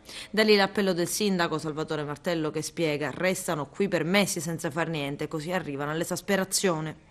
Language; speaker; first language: Italian; native; Italian